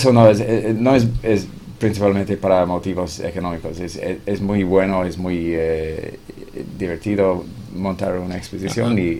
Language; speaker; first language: Spanish; non-native, fluent; English